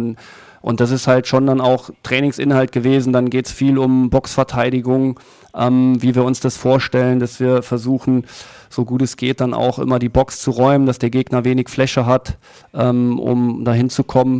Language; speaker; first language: German; native; German